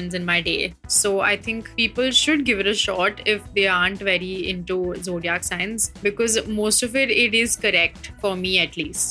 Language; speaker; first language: English; non-native, local second language; Hindi